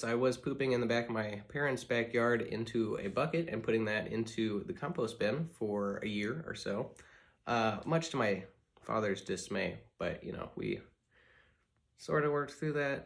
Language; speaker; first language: English; native; English